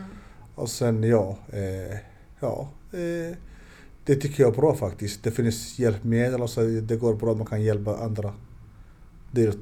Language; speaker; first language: Swedish; non-native, learner; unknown